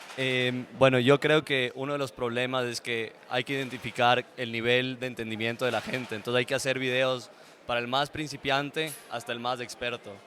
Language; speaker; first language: Spanish; native; Spanish